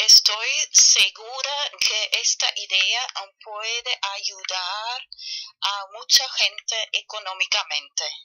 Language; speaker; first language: Spanish; non-native, fluent; German